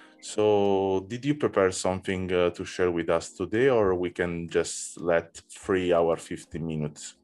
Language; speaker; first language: English; non-native, learner; Italian